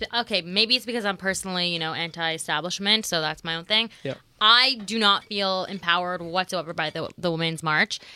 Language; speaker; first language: English; native; English